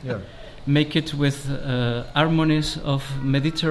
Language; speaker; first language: English; non-native, learner; Spanish